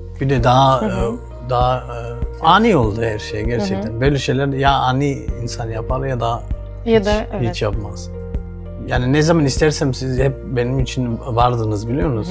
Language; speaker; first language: Turkish; early bilingual, heritage; Turkish